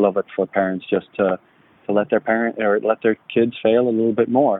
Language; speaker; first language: English; native; English